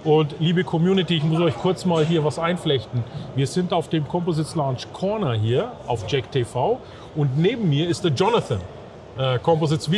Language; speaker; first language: German; native; German